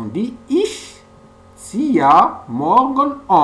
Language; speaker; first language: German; non-native, fluent; French